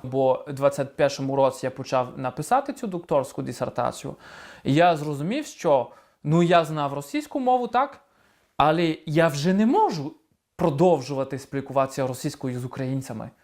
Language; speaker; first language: Ukrainian; non-native, fluent; French